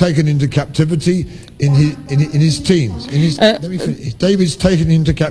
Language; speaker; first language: English; native; English